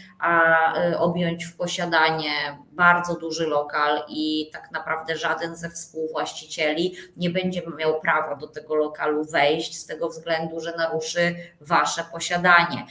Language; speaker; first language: Polish; native; Polish